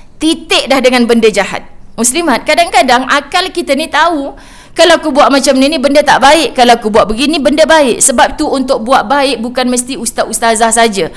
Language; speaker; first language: Malay; native; Malay